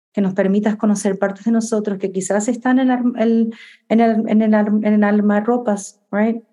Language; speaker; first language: Spanish; early bilingual, heritage; Spanish